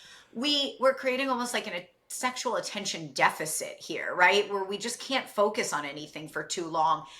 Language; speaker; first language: English; native; English